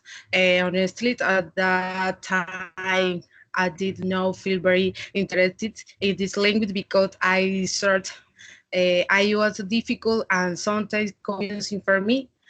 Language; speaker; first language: English; non-native, learner; Spanish